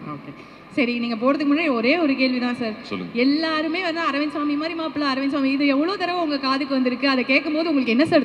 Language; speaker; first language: Tamil; native; Tamil